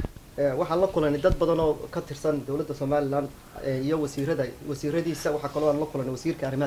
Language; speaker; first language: Swedish; non-native, fluent; Somali